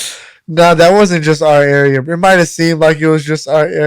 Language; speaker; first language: English; native; English